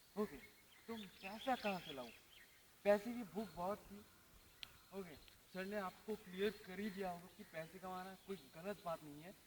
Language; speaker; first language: Hindi; non-native, local second language; Bangla